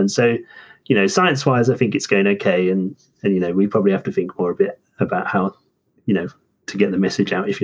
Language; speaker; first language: English; native; English